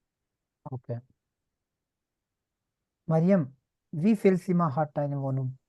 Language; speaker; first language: German; non-native, fluent; Hindi